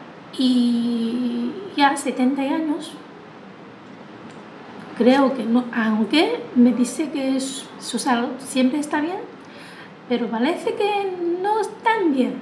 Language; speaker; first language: Spanish; non-native, learner; Chinese